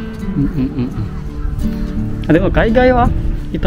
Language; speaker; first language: Japanese; non-native, fluent; Indonesian